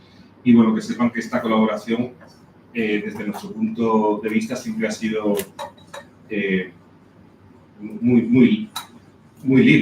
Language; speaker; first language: Spanish; native; Spanish